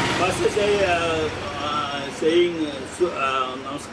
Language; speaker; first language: English; non-native, local second language; Malayalam